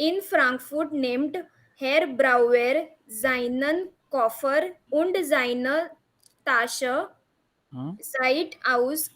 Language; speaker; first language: German; non-native, learner; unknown